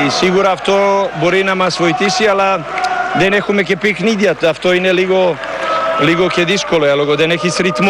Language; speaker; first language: Greek; non-native, learner; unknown